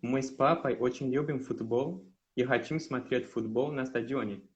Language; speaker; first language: Russian; non-native, learner; Portuguese